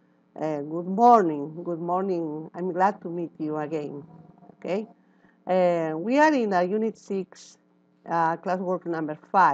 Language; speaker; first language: English; non-native, learner; Spanish